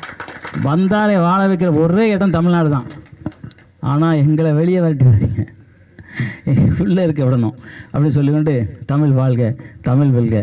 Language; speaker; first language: Tamil; native; Tamil